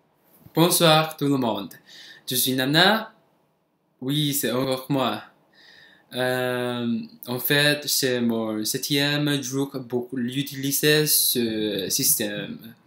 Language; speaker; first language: French; non-native, learner; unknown